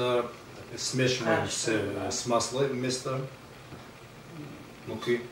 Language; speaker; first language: Russian; non-native, fluent; Azerbaijani